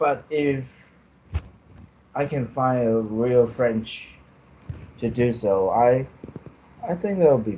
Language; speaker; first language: English; non-native, fluent; Chinese